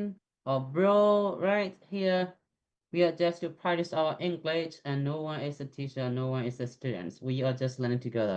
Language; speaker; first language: English; non-native, fluent; Indonesian